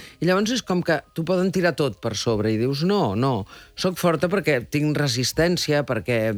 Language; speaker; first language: Catalan; early bilingual, heritage; Catalan